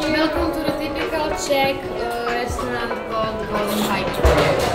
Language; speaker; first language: English; non-native, learner; Czech